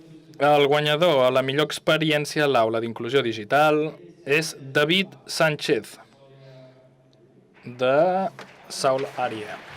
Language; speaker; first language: Catalan; non-native, fluent; English